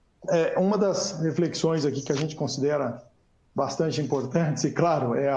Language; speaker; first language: Portuguese; native; Portuguese